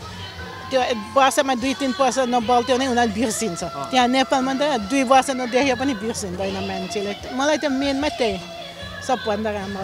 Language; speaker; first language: Nepali; early bilingual, other home language; German